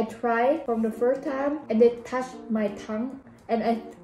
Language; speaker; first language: English; non-native, learner; Thai